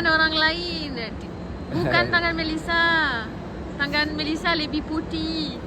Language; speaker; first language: Indonesian; non-native, learner; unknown